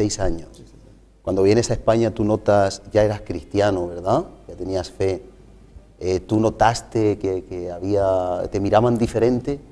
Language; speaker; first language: Spanish; native; Spanish